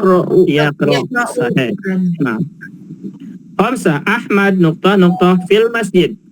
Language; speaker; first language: Arabic; non-native, fluent; Indonesian